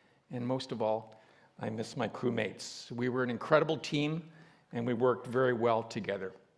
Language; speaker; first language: English; native; English